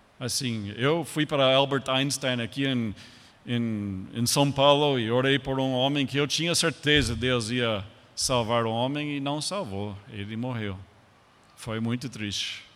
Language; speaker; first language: Portuguese; non-native, fluent; English